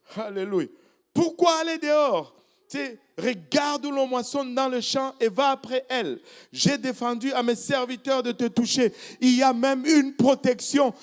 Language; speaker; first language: French; non-native, local second language; Swahili